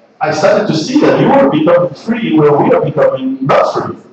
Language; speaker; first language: English; non-native, fluent; Italian